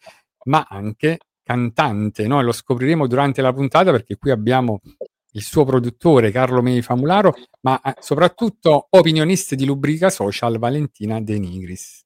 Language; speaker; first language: Italian; native; Italian